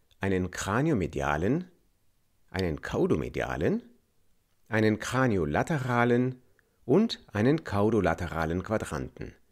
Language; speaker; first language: German; native; German